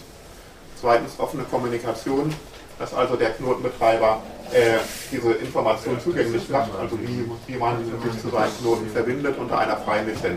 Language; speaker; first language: German; native; German